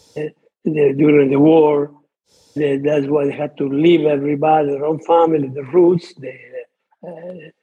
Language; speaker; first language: English; non-native, fluent; Italian